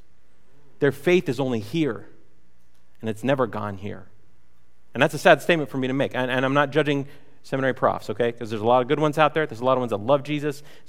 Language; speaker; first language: English; native; English